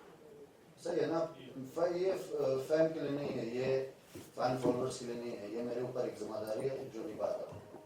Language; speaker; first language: Hindi; non-native, fluent; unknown